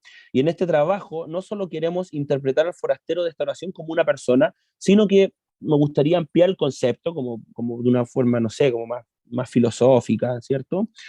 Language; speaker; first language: Spanish; native; Spanish